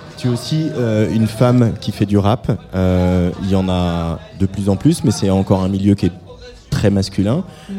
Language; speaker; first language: French; native; French